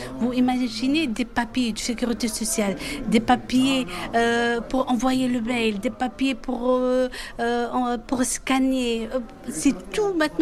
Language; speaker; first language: French; non-native, fluent; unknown